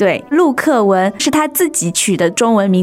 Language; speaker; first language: Chinese; native; Chinese